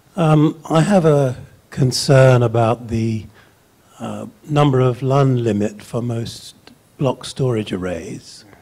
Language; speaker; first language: English; native; English